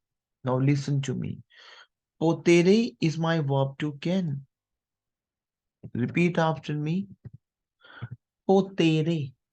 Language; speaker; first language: English; non-native, local second language; Hindi